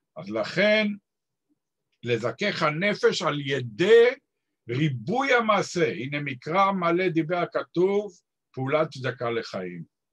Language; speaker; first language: Hebrew; native; Hebrew